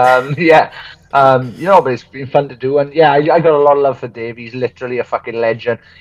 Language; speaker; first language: English; native; English